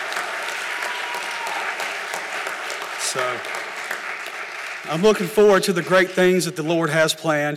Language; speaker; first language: English; native; English